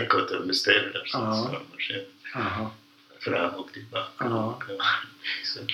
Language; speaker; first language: Swedish; non-native, fluent; Polish